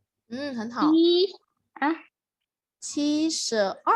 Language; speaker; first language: Chinese; non-native, fluent; Indonesian